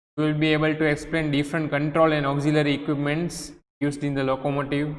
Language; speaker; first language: English; non-native, local second language; Gujarati